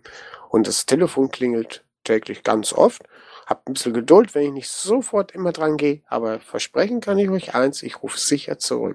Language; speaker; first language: German; native; German